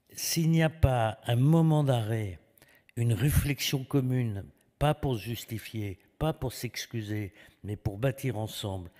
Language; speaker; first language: French; native; French